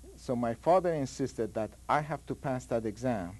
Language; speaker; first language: English; non-native, fluent; Persian